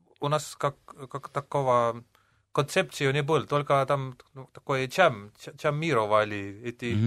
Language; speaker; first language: Russian; non-native, local second language; Estonian